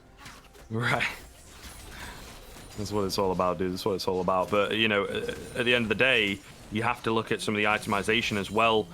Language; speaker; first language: English; native; English